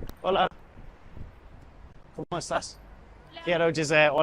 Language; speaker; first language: Spanish; non-native, learner; English